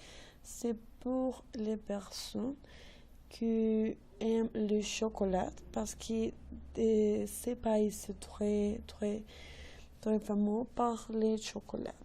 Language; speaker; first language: French; non-native, learner; Spanish